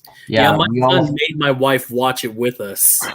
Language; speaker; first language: English; native; English